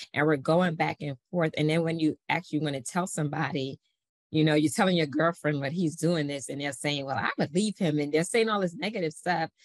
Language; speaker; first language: English; native; English